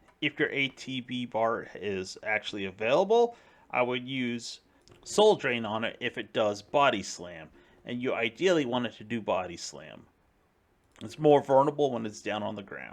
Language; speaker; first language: English; native; English